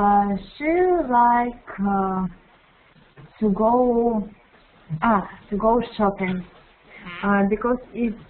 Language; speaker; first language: English; non-native, learner; Russian